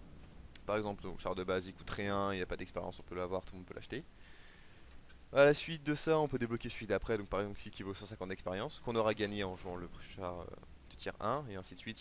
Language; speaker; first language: French; native; French